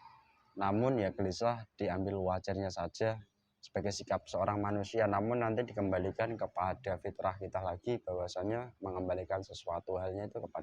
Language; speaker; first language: Indonesian; native; Indonesian